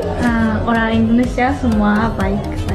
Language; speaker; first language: Indonesian; non-native, learner; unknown